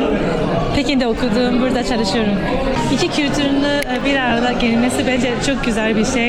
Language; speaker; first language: Turkish; early bilingual, heritage; Turkish